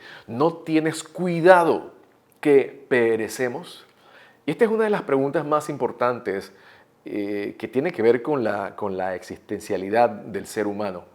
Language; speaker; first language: Spanish; native; Spanish